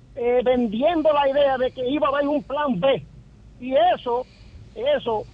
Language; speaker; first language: Spanish; native; Spanish